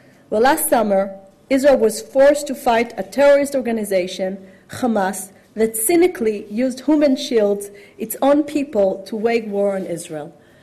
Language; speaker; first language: English; non-native, fluent; Hebrew